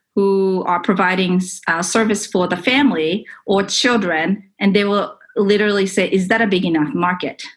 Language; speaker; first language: English; non-native, fluent; Japanese